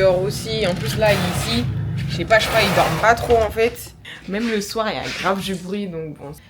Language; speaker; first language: French; native; French